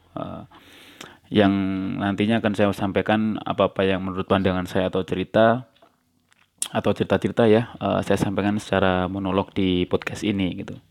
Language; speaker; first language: Indonesian; non-native, local second language; Javanese